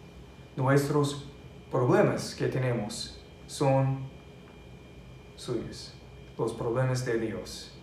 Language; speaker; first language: Spanish; non-native, fluent; English